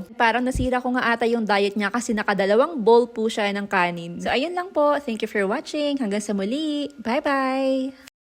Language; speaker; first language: Filipino; non-native, local second language; Romany